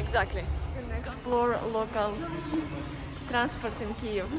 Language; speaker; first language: English; non-native, fluent; Ukrainian